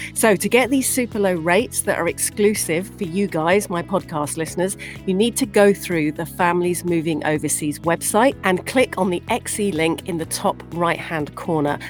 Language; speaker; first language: English; native; English